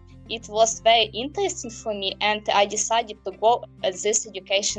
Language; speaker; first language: English; non-native, learner; Ukrainian